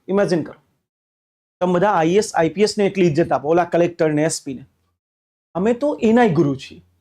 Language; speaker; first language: Gujarati; non-native, local second language; Hindi